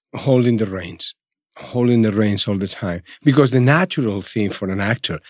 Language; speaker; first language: English; non-native, fluent; Spanish